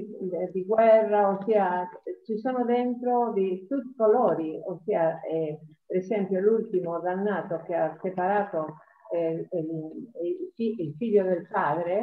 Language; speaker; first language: Italian; non-native, fluent; Spanish